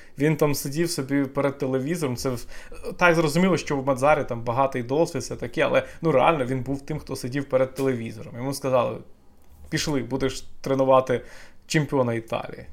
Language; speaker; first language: Ukrainian; native; Ukrainian